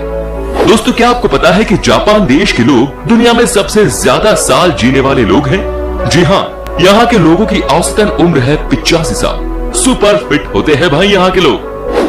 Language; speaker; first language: Hindi; native; Hindi